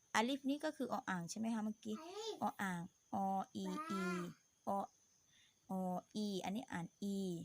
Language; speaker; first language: Thai; non-native, local second language; Pattani Malay